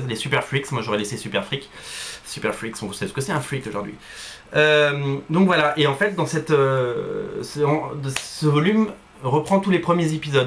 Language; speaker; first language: French; native; French